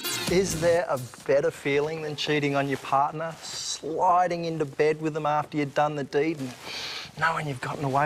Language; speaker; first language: English; native; English